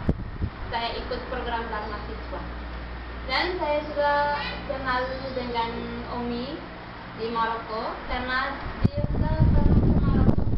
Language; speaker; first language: Indonesian; non-native, learner; Arabic